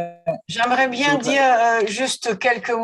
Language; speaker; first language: French; non-native, fluent; Ukrainian